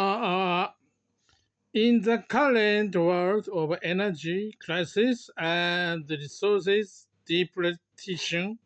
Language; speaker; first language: English; non-native, learner; Japanese